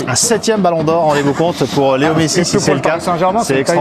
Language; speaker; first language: French; native; French